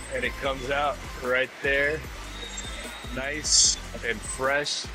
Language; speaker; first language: English; native; English